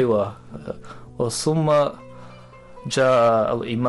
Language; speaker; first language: Arabic; non-native, learner; Japanese